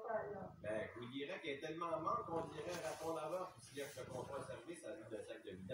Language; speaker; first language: French; native; French